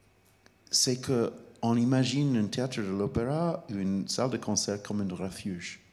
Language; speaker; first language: French; non-native, fluent; English